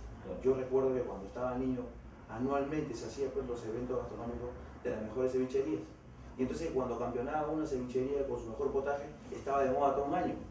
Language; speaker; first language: Spanish; native; Spanish